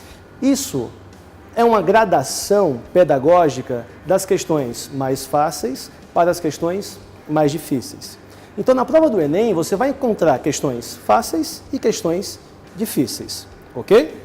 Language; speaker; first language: Portuguese; native; Portuguese